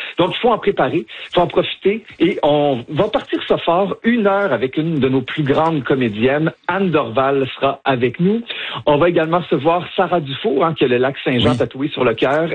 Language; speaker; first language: French; native; French